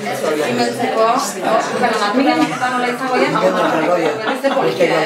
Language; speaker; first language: Basque; native; Basque